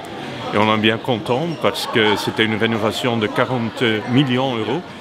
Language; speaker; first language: French; non-native, local second language; Dutch